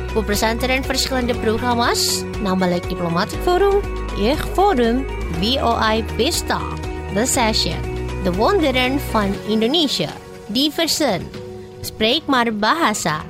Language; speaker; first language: Dutch; non-native, fluent; Indonesian